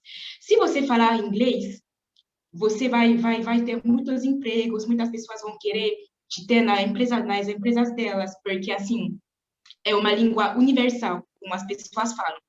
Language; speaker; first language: Portuguese; non-native, fluent; French